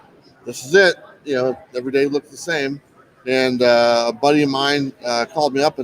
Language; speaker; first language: English; native; English